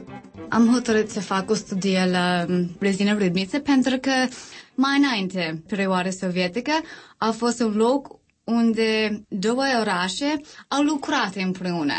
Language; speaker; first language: Romanian; non-native, learner; English